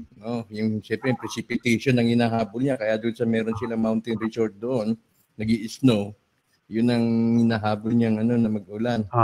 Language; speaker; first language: Filipino; native; Filipino